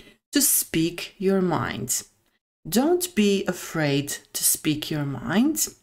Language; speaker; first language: English; non-native, fluent; Serbian